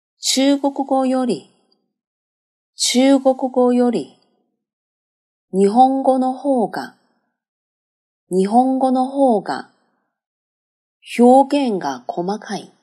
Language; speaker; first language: Japanese; non-native, fluent; Chinese